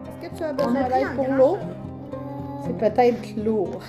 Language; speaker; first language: French; native; French